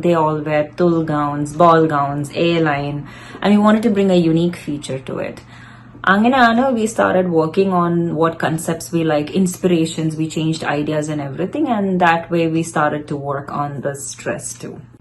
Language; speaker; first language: English; non-native, local second language; Malayalam